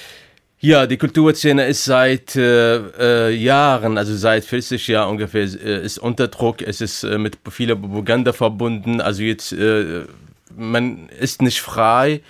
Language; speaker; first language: German; non-native, fluent; Arabic